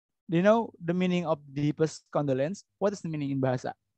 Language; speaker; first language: English; non-native, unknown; Indonesian